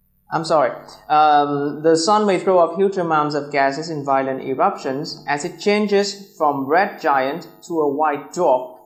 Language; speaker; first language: English; non-native, fluent; Vietnamese